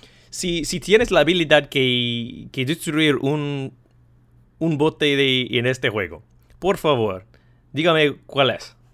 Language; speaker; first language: Spanish; non-native, learner; English